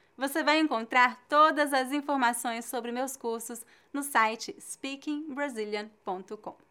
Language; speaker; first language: Portuguese; native; Portuguese